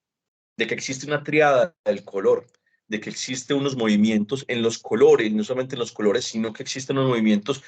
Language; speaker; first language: Spanish; native; Spanish